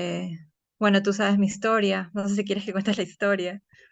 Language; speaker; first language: Spanish; native; Spanish